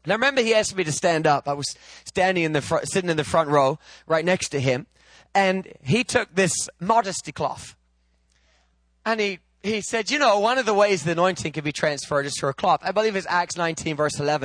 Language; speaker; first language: English; native; English